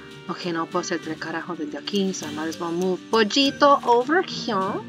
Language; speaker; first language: Spanish; early bilingual, other home language; English